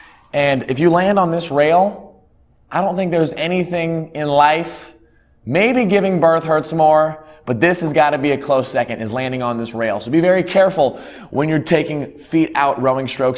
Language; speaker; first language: English; native; English